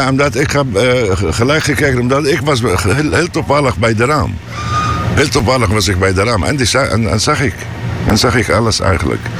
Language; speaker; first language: Dutch; non-native, learner; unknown